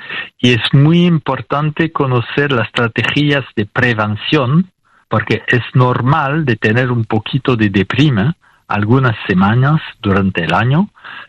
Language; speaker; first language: Spanish; non-native, fluent; French